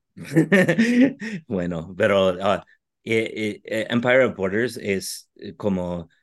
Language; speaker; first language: Spanish; non-native, fluent; English